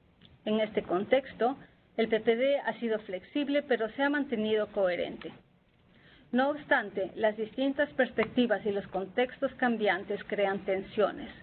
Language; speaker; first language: Spanish; native; Spanish